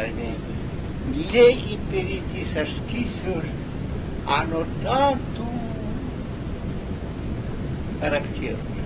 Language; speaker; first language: Greek; non-native, learner; Russian